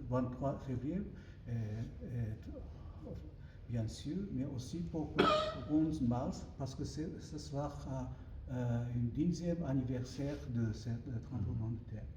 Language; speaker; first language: French; non-native, learner; Japanese